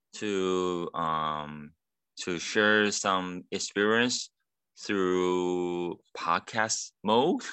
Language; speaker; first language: English; non-native, fluent; Chinese